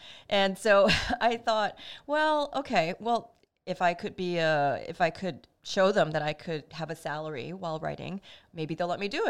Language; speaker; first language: English; native; English